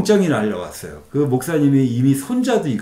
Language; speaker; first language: Korean; native; Korean